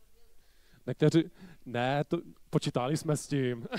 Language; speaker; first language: Czech; non-native, fluent; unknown